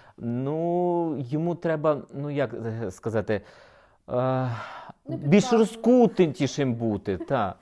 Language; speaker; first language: Ukrainian; native; Ukrainian